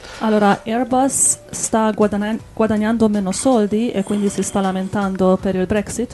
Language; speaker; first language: Italian; native; Italian